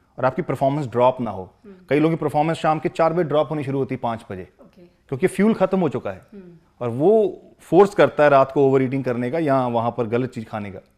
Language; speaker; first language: Hindi; non-native, local second language; Punjabi